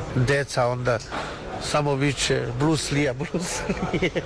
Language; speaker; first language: Serbian; non-native, learner; Chinese